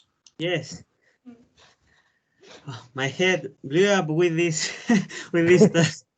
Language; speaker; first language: English; non-native, learner; Spanish